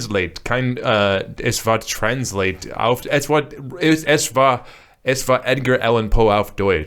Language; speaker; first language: German; non-native, learner; English